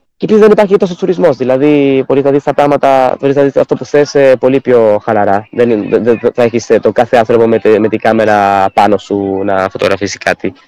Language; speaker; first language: Greek; non-native, fluent; Spanish